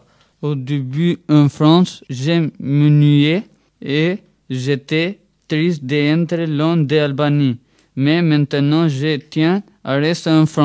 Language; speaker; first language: French; non-native, learner; Albanian